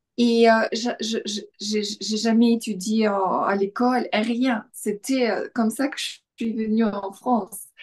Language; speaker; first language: French; non-native, fluent; Russian